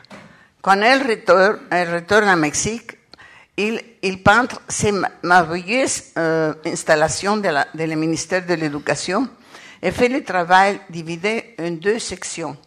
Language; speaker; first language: French; non-native, learner; Spanish